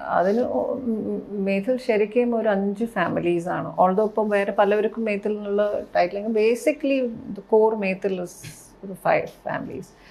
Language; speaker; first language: Malayalam; early bilingual, heritage; Malayalam